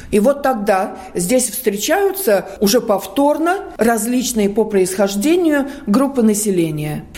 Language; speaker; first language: Russian; non-native, local second language; Latvian